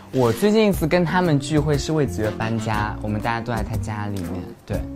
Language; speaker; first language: Chinese; native; Chinese